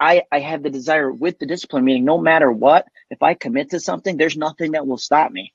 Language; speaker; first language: English; native; English